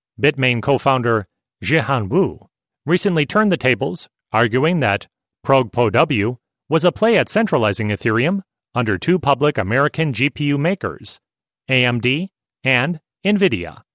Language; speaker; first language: English; native; English